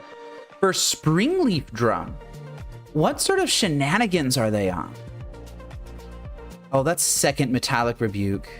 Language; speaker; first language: English; native; English